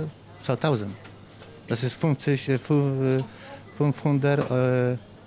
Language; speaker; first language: German; non-native, learner; Polish